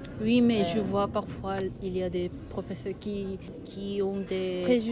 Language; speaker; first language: French; non-native, learner; Korean